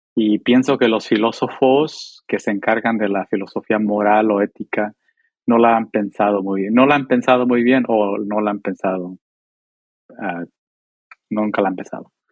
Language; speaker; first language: Spanish; early bilingual, heritage; Spanish